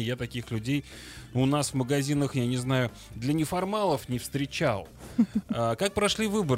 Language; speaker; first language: Russian; native; Russian